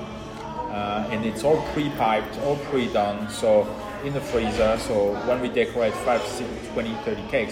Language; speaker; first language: English; non-native, fluent; French